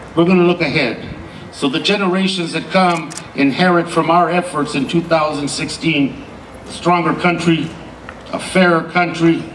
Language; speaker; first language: English; early bilingual, other home language; Spanish